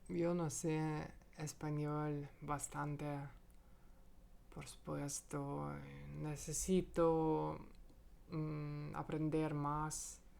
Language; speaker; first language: Spanish; non-native, learner; Russian